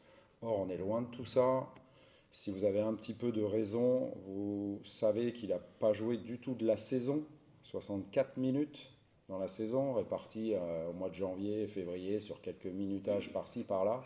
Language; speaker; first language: French; native; French